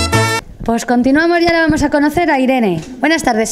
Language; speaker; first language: Spanish; native; Spanish